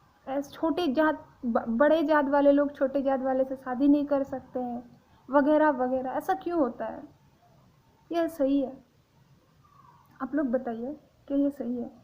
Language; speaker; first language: Hindi; non-native, local second language; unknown